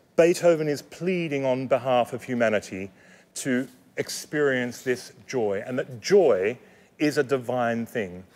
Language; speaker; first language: English; native; English